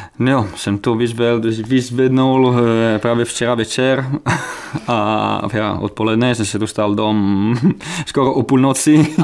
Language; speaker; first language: Czech; non-native, fluent; Italian